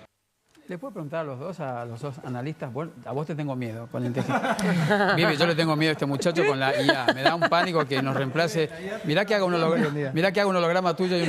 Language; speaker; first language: Spanish; native; Spanish